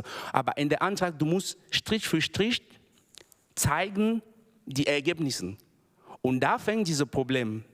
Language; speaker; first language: German; non-native, learner; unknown